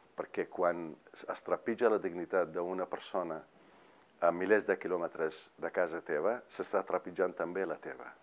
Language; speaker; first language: Catalan; non-native, fluent; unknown